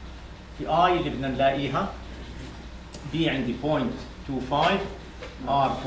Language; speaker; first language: Arabic; native; Arabic